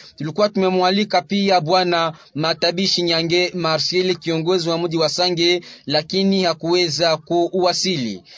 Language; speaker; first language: Swahili; native; Swahili